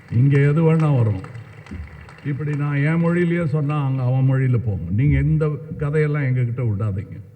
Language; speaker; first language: Tamil; native; Tamil